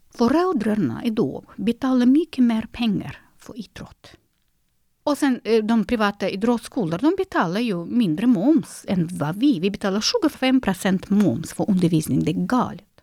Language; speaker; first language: Swedish; non-native, fluent; Russian